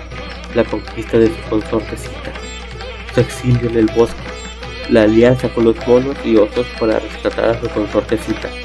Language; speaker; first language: Spanish; native; Spanish